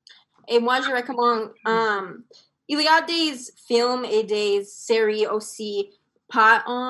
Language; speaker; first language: French; non-native, fluent; English